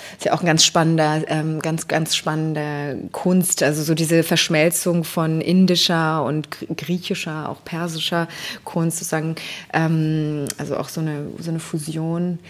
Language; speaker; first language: German; early bilingual, other home language; Persian